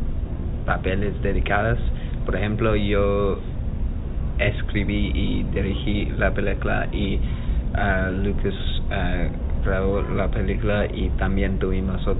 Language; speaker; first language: Spanish; non-native, learner; English